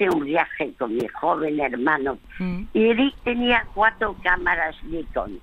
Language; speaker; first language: Spanish; early bilingual, other home language; French